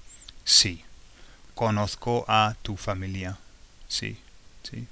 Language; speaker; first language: Spanish; non-native, fluent; English